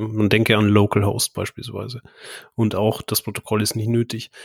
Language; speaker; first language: German; native; German